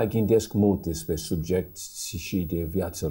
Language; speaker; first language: Romanian; early bilingual, heritage; English